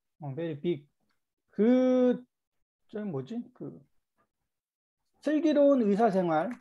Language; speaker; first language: Korean; native; Korean